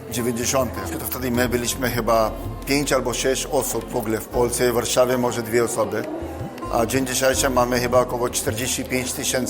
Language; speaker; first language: Polish; non-native, fluent; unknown